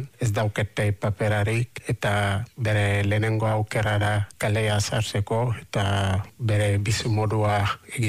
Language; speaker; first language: Basque; non-native, learner; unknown